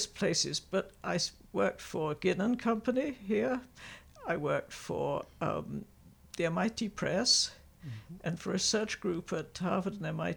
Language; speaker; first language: English; native; English